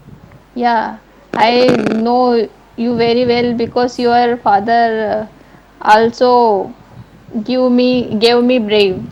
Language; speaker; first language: English; non-native, learner; Hindi